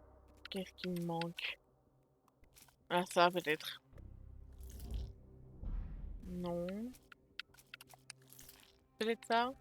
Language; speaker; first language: French; native; French